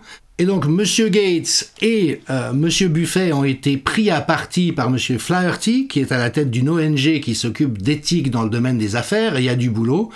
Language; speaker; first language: French; native; French